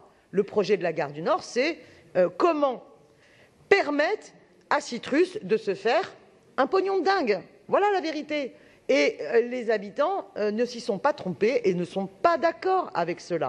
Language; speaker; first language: French; native; French